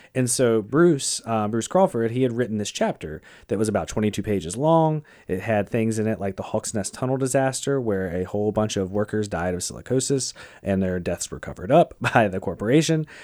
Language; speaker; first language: English; native; English